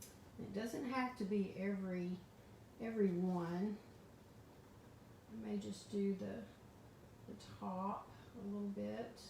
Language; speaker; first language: English; native; English